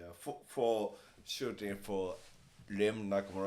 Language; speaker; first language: English; non-native, learner; Japanese